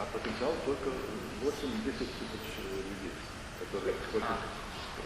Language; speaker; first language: Russian; non-native, fluent; German